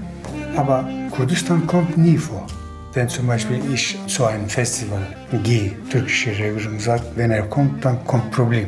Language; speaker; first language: German; non-native, learner; Kurdish